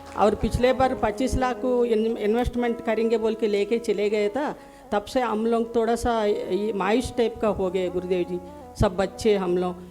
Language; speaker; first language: Hindi; non-native, local second language; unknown